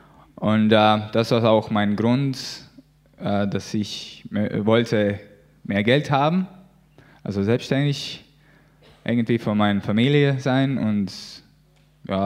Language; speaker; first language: German; non-native, learner; Latvian